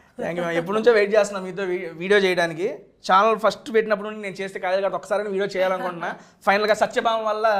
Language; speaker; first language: Telugu; native; Telugu